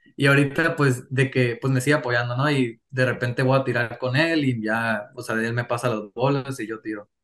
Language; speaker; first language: Spanish; native; Spanish